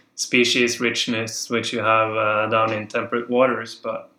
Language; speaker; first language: English; non-native, fluent; Norwegian